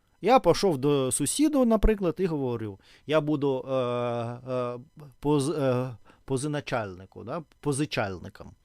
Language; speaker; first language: Ukrainian; non-native, learner; Russian